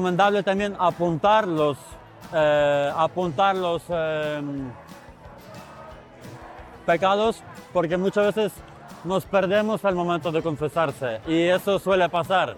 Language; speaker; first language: Spanish; non-native, fluent; Ukrainian